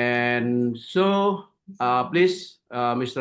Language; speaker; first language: English; non-native, learner; Indonesian